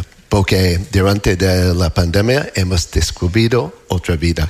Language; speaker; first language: Spanish; non-native, learner; English